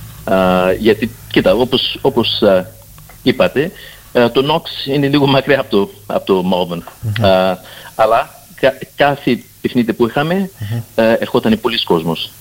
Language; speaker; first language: Greek; early bilingual, heritage; Greek